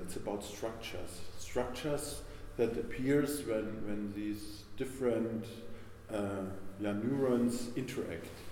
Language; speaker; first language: English; non-native, fluent; German